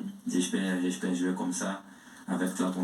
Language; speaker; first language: French; non-native, learner; Portuguese